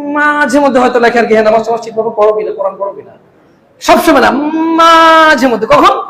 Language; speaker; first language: Bangla; early bilingual, heritage; Bangla